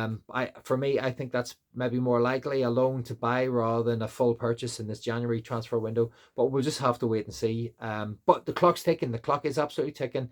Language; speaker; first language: English; native; English